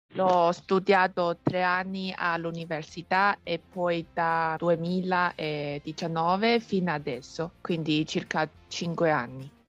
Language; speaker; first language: Italian; non-native, fluent; Chinese